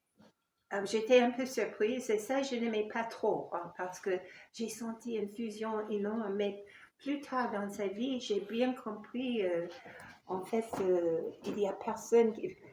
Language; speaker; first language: French; non-native, fluent; English